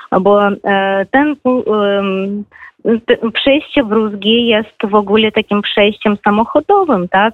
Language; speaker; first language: Polish; non-native, fluent; Russian